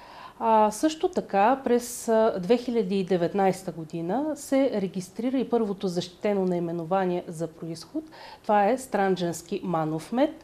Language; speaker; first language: Bulgarian; native; Bulgarian